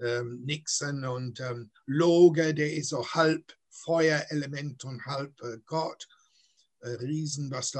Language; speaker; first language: German; non-native, fluent; English